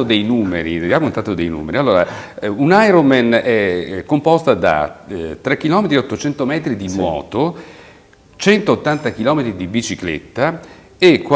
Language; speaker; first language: Italian; native; Italian